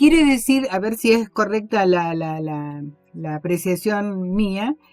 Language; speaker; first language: Spanish; native; Spanish